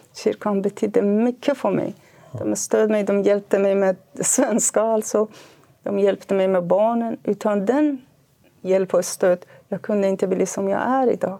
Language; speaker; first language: Swedish; non-native, fluent; Kurdish